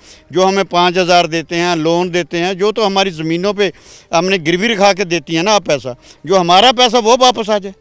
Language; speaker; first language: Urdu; non-native, local second language; Punjabi